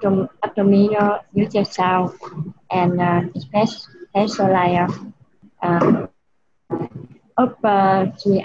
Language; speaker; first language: English; non-native, learner; Vietnamese